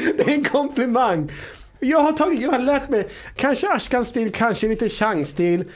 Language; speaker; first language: Swedish; early bilingual, other home language; Persian